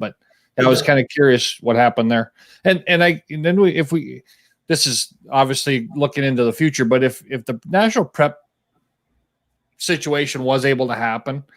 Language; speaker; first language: English; native; English